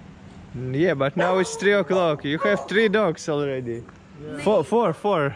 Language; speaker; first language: English; non-native, learner; Russian